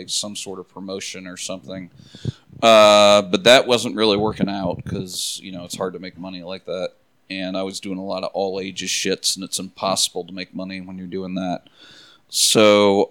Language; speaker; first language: English; native; English